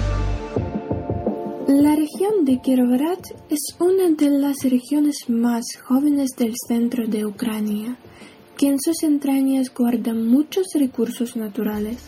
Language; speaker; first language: Spanish; non-native, learner; Ukrainian